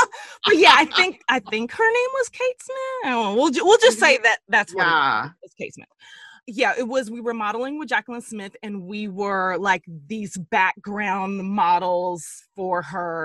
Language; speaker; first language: English; native; English